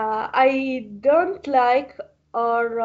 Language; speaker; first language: English; non-native, learner; Arabic